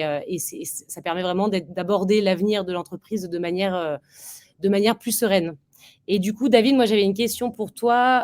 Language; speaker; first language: French; native; French